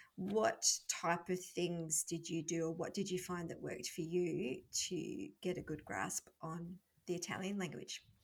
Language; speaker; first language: English; native; English